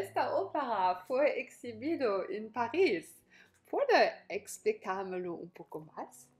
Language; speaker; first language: Spanish; non-native, learner; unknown